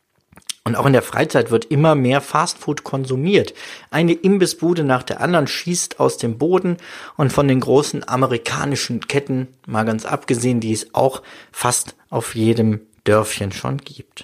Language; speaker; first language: German; native; German